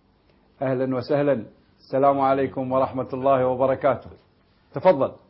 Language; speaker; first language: Arabic; native; Arabic